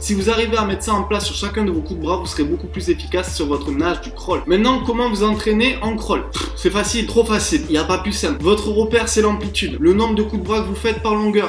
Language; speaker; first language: French; native; French